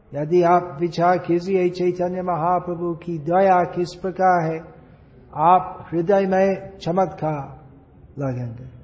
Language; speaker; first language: Hindi; non-native, fluent; English